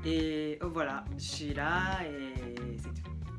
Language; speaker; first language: French; non-native, learner; Japanese